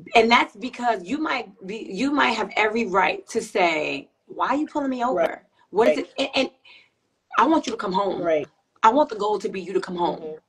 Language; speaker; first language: English; native; English